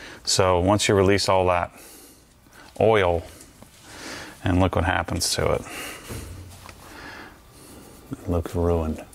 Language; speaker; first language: English; native; English